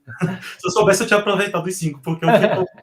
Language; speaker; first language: Portuguese; native; Portuguese